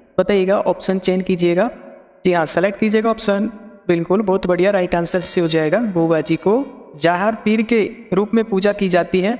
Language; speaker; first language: Hindi; native; Hindi